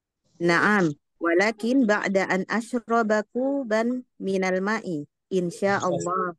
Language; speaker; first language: Arabic; non-native, learner; Indonesian